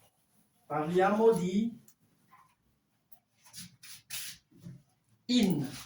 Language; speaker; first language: Italian; non-native, fluent; French